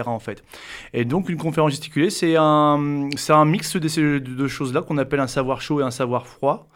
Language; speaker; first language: French; native; French